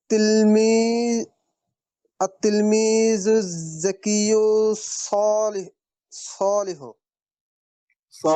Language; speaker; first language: Arabic; non-native, learner; Bangla